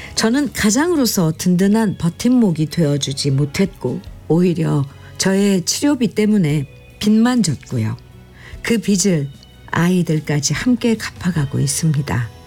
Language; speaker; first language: Korean; native; Korean